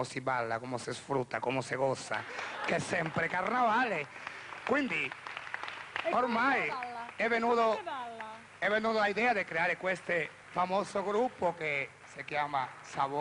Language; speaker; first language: Italian; non-native, fluent; Spanish